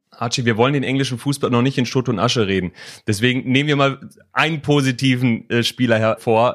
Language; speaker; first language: German; native; German